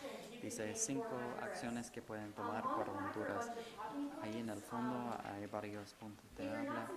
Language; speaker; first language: Spanish; non-native, fluent; English